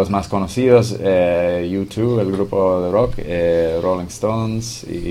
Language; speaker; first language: Spanish; non-native, fluent; English